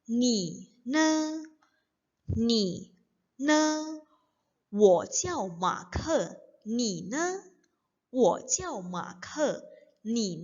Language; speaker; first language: Chinese; non-native, fluent; Indonesian